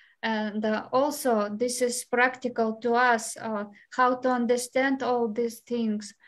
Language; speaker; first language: English; non-native, fluent; Russian